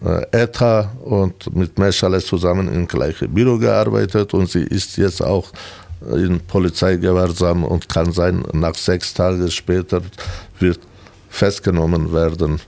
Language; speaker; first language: German; non-native, learner; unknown